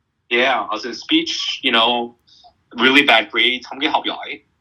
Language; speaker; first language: English; early bilingual, other home language; Vietnamese